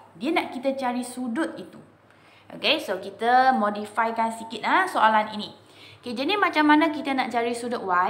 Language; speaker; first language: Malay; non-native, local second language; Chinese